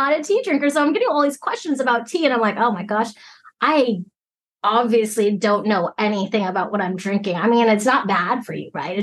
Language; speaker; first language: English; early bilingual, other home language; Cantonese